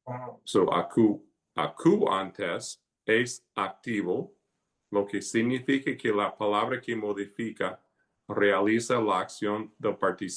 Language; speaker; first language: Spanish; early bilingual, heritage; Spanish